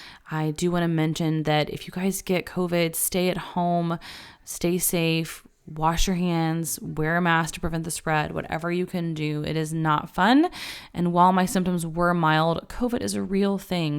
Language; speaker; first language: English; native; English